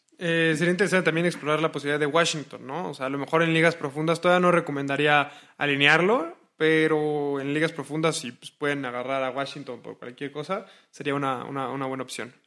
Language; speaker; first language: Spanish; native; Spanish